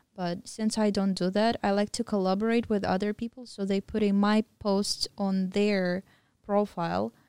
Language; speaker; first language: English; non-native, fluent; Russian